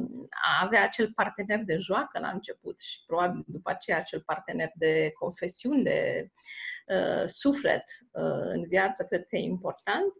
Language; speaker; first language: Romanian; native; Romanian